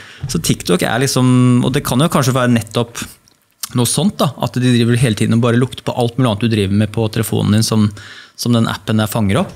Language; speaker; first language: Norwegian; native; Norwegian